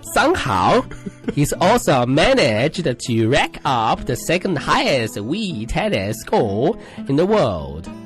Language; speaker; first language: English; non-native, fluent; Chinese